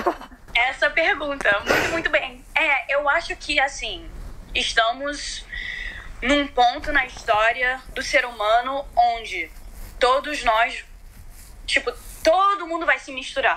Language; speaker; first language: Portuguese; early bilingual, heritage; Portuguese